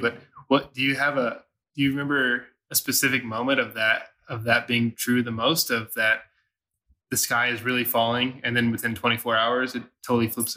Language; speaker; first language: English; native; English